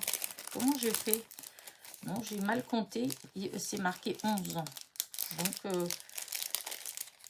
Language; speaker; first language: French; native; French